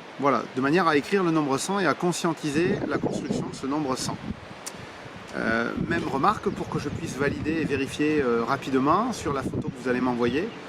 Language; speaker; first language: French; native; French